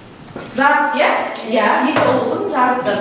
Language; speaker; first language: Kazakh; native; Kazakh